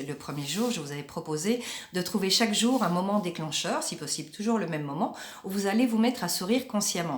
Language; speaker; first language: French; native; French